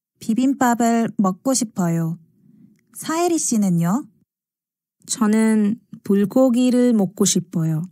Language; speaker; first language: Korean; non-native, fluent; Sinhala